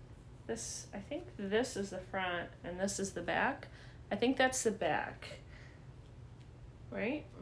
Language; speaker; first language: English; native; English